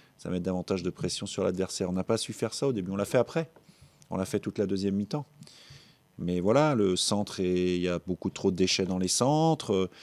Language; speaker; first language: French; native; French